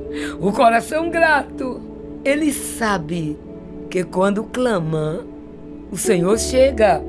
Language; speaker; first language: Portuguese; native; Portuguese